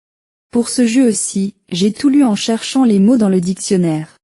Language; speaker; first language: French; non-native, learner; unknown